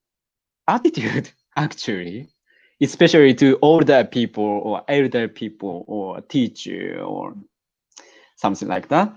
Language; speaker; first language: English; non-native, learner; Japanese